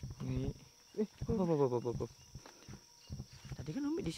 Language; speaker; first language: Indonesian; native; Indonesian